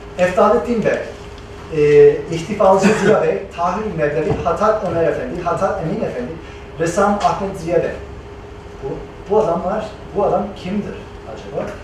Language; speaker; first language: Turkish; non-native, fluent; English